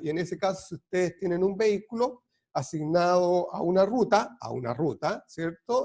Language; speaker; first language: Spanish; native; Spanish